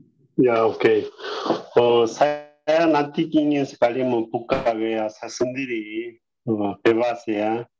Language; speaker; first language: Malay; non-native, learner; Korean